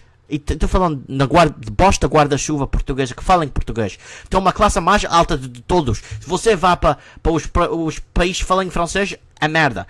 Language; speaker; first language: Portuguese; non-native, learner; English